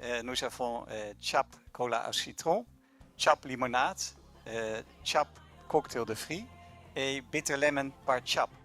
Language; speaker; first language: French; non-native, fluent; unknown